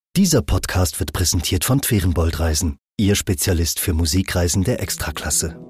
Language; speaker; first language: German; native; German